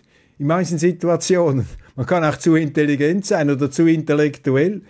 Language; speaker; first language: German; non-native, local second language; Swiss German